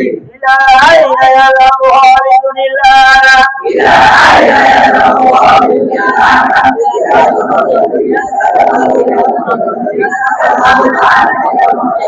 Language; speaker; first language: Arabic; non-native, fluent; Bangla